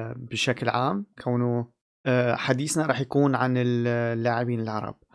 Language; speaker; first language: Arabic; native; Arabic